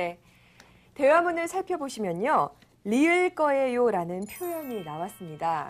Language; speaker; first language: Korean; native; Korean